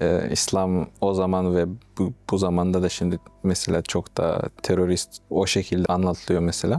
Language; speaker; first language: Turkish; non-native, fluent; Russian